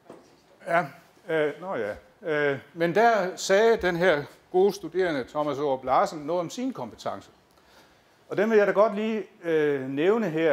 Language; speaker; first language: Danish; native; Danish